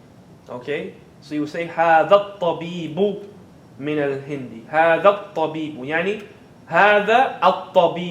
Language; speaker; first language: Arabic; non-native, fluent; English